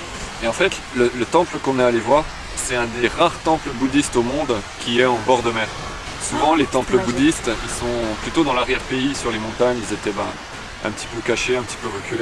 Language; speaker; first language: French; native; French